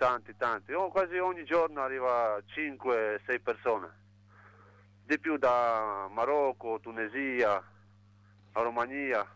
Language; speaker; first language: Italian; non-native, learner; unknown